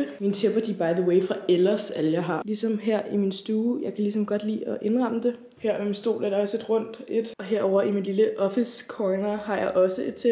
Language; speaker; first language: Danish; native; Danish